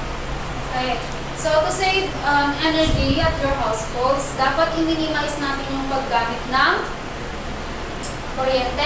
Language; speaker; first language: Filipino; native; Filipino